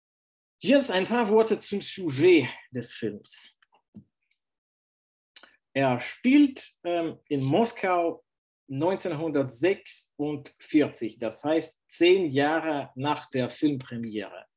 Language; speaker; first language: German; non-native, fluent; Russian